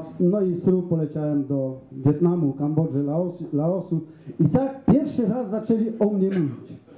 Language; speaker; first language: Polish; native; Polish